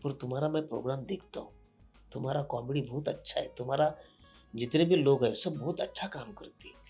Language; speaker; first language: Hindi; non-native, local second language; Marathi